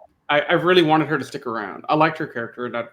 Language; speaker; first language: English; native; English